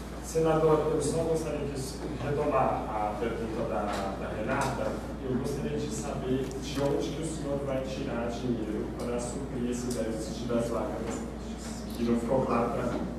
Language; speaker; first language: Portuguese; native; Portuguese